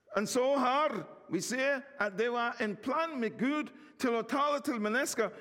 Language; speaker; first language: Norwegian; non-native, fluent; English